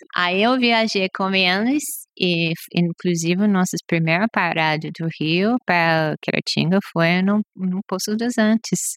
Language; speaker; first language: Portuguese; non-native, fluent; English